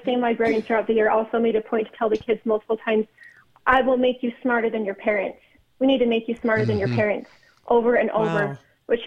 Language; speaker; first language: English; native; English